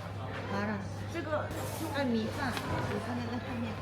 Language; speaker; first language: Chinese; non-native, fluent; Korean